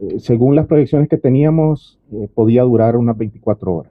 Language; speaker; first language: Spanish; native; Spanish